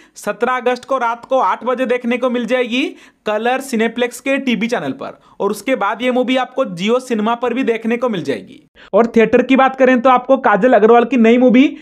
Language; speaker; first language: Hindi; native; Hindi